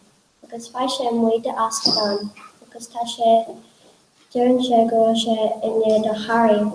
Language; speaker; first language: Irish; non-native, learner; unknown